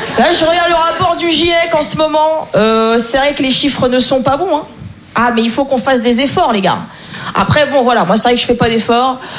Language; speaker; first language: French; native; French